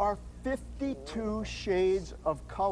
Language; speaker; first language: English; native; English